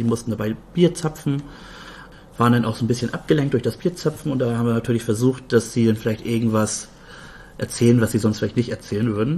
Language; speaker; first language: German; native; German